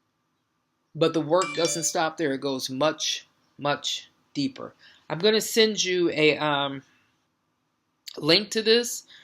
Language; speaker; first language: English; native; English